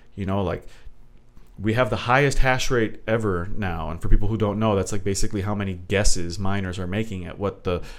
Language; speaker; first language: English; early bilingual, other home language; Portuguese